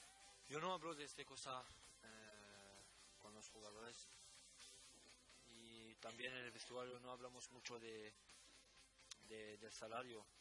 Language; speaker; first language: Spanish; non-native, learner; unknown